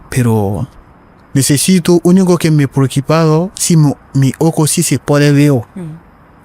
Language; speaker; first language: Spanish; non-native, learner; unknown